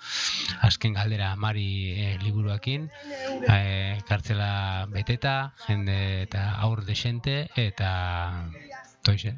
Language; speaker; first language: Basque; native; Basque